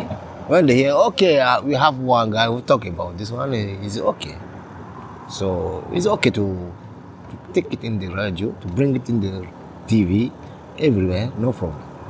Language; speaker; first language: English; non-native, learner; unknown